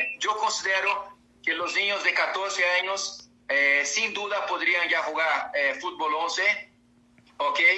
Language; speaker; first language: Spanish; non-native, fluent; Portuguese